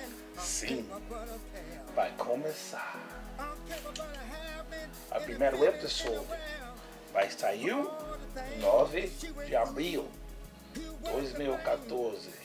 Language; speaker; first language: Portuguese; non-native, learner; English